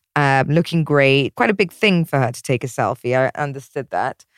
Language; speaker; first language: English; native; English